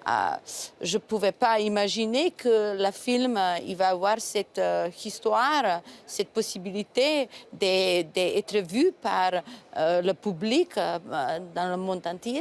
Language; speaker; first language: French; non-native, fluent; Macedonian